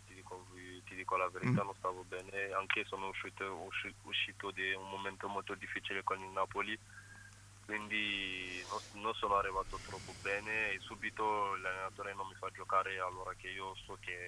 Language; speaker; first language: Italian; non-native, fluent; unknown